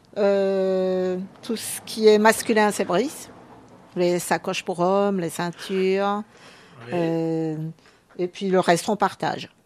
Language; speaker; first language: French; early bilingual, heritage; French